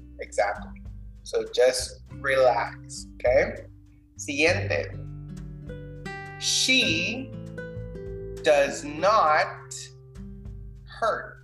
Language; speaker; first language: English; non-native, fluent; Spanish